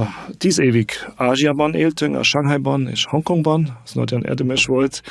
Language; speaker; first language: Hungarian; non-native, fluent; German